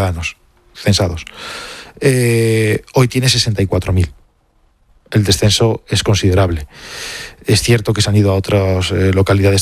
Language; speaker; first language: Spanish; native; Spanish